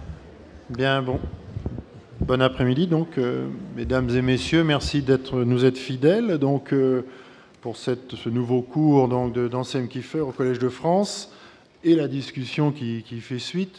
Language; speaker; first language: French; native; French